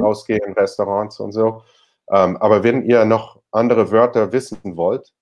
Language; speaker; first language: German; non-native, fluent; English